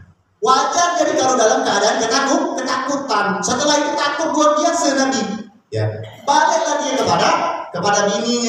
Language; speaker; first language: Malay; native; Malay